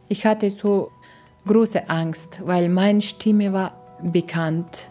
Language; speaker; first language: German; non-native, learner; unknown